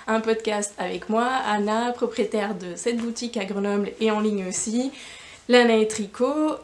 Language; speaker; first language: French; non-native, fluent; Spanish